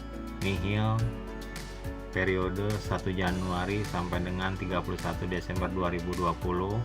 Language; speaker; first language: Indonesian; native; Indonesian